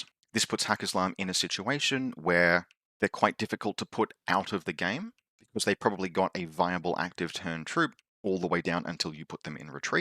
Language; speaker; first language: English; native; English